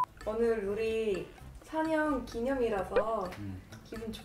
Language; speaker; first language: Korean; non-native, fluent; Swedish